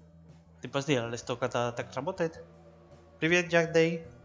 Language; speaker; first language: Russian; non-native, learner; Spanish